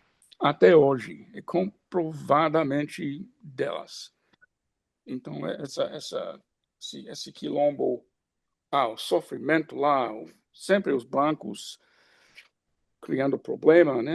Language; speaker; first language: Portuguese; non-native, fluent; English